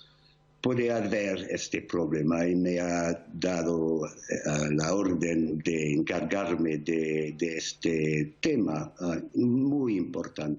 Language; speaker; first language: Spanish; non-native, fluent; English